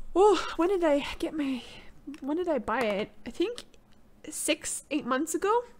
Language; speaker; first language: English; native; English